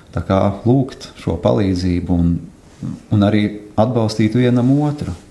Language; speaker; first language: Latvian; native; Latvian